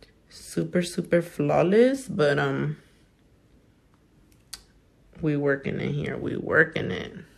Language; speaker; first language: English; early bilingual, other home language; Spanish